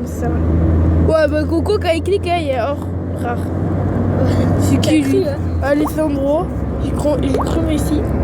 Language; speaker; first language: French; native; French